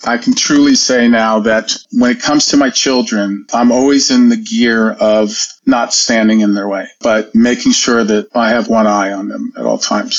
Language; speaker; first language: English; native; English